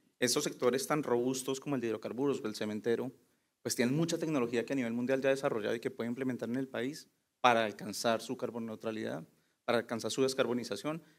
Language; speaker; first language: Spanish; native; Spanish